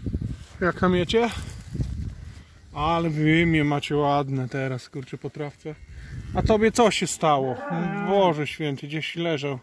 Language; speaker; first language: Polish; native; Polish